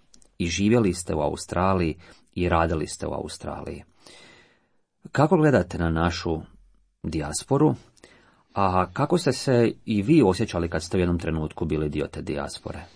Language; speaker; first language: Croatian; native; Croatian